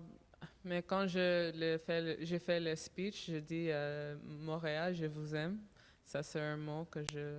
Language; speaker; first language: French; non-native, learner; English